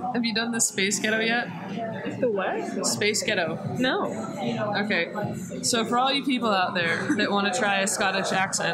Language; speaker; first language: English; native; English